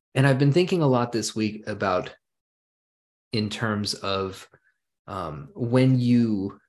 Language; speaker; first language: English; early bilingual, other home language; German